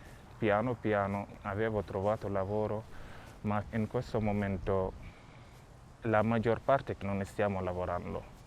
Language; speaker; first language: Italian; non-native, learner; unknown